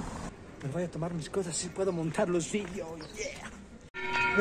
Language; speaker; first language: Spanish; non-native, learner; Italian